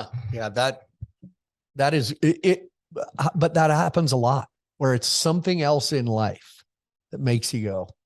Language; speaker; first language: English; native; English